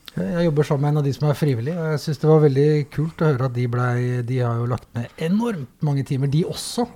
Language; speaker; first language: Norwegian; native; Norwegian